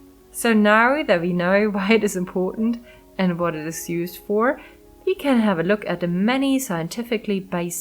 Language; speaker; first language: English; non-native, fluent; German